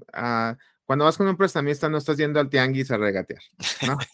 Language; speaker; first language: Spanish; native; Spanish